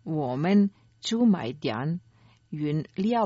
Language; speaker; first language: Chinese; non-native, learner; Croatian